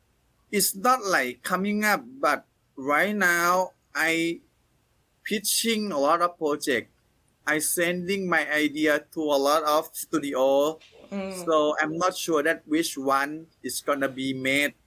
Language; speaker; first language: English; non-native, learner; Thai